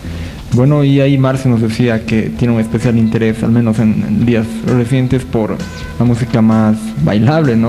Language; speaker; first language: Spanish; native; Spanish